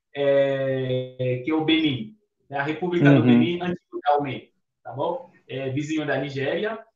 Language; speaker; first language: Portuguese; non-native, fluent; Fon